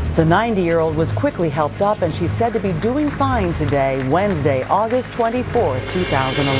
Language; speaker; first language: English; native; English